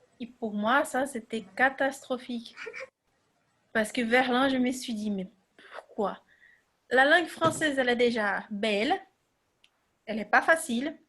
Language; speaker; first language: French; non-native, fluent; Portuguese